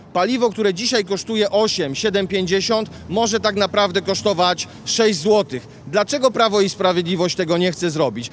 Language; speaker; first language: Polish; native; Polish